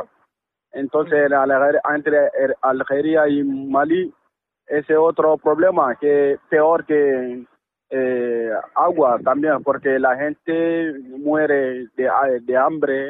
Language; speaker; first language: Spanish; non-native, learner; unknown